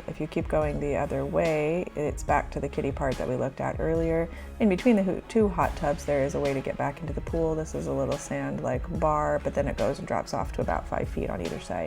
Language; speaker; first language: English; native; English